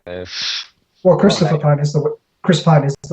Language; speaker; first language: English; native; English